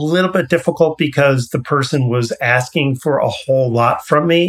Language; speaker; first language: English; native; English